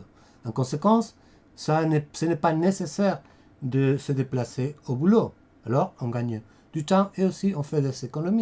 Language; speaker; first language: French; non-native, fluent; Spanish